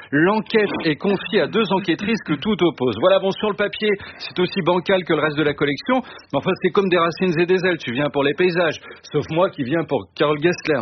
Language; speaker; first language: French; native; French